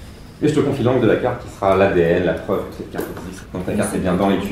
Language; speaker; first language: French; native; French